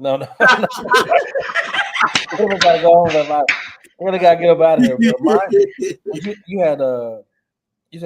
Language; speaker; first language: English; native; English